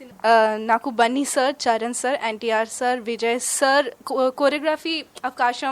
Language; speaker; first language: Telugu; non-native, learner; Hindi